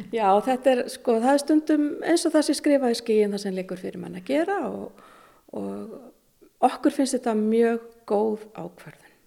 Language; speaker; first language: Icelandic; native; Icelandic